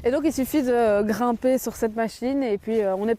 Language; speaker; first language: French; native; French